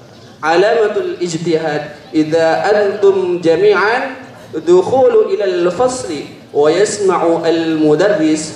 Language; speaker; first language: Arabic; non-native, learner; Indonesian